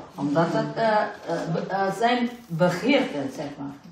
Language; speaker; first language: Dutch; non-native, fluent; Indonesian